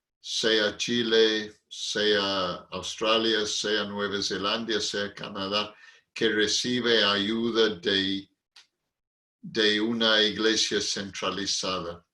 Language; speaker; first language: Spanish; non-native, fluent; English